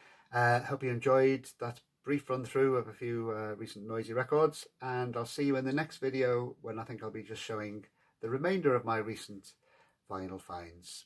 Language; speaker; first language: English; native; English